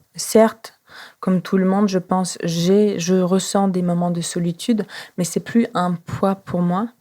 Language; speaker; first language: French; non-native, fluent; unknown